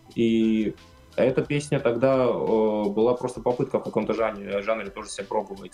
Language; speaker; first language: Russian; non-native, fluent; Kurdish